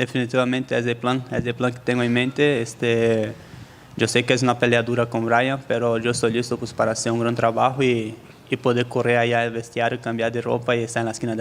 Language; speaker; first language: Spanish; native; Spanish